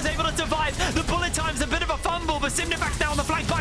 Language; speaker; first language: English; native; English